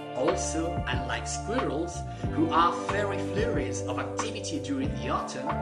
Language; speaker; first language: English; non-native, fluent; Spanish